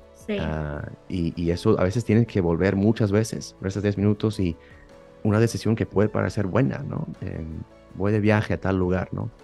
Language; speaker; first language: Spanish; early bilingual, heritage; Spanish